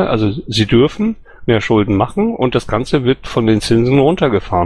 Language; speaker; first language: German; native; German